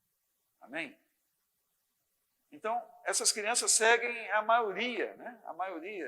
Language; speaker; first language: Portuguese; native; Portuguese